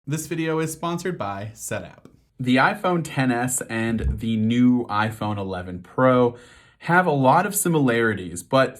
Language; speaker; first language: English; native; English